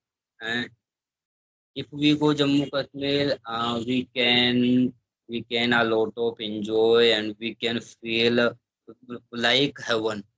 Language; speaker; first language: English; non-native, learner; Hindi